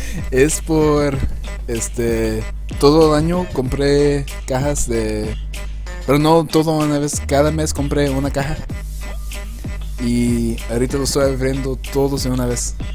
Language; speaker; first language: Spanish; early bilingual, heritage; Spanish